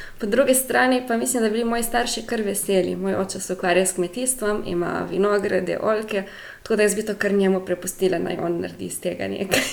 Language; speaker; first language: Slovenian; native; Slovenian